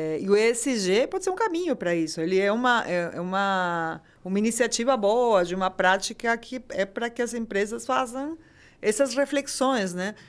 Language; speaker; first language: Portuguese; non-native, fluent; Spanish